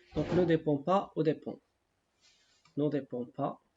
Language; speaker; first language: French; non-native, local second language; Arabic